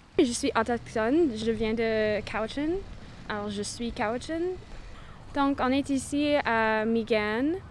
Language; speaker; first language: French; non-native, local second language; English